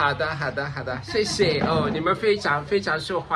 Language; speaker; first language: Chinese; non-native, fluent; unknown